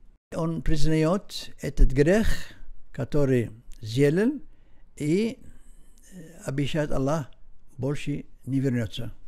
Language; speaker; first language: Russian; non-native, learner; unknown